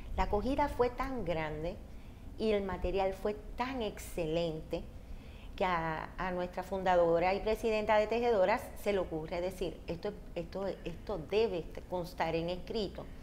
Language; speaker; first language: Spanish; native; Spanish